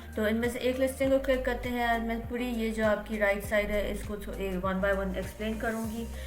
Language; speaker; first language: Urdu; native; Urdu